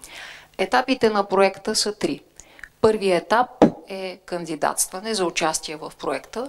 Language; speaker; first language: Bulgarian; native; Bulgarian